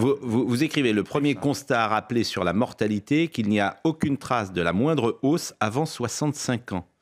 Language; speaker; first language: French; native; French